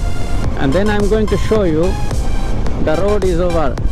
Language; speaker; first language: English; non-native, learner; Bangla